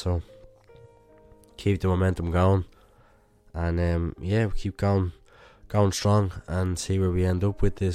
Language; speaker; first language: English; native; English